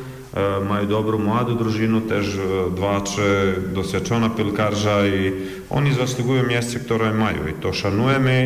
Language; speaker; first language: Polish; non-native, learner; Croatian